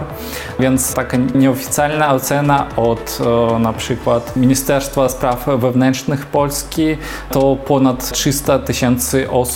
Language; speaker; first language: Polish; non-native, fluent; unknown